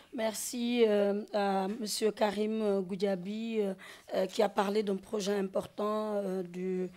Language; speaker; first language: French; non-native, local second language; Fula